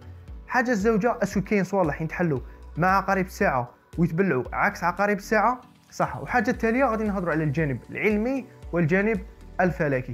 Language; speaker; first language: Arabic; native; Arabic